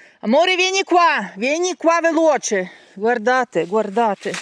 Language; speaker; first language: Italian; non-native, learner; Ukrainian